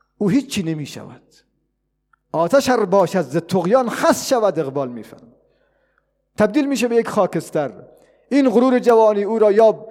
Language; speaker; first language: Persian; non-native, local second language; Baluchi